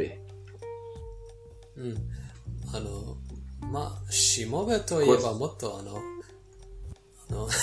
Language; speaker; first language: Japanese; non-native, fluent; Persian